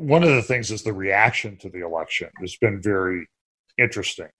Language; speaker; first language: English; native; English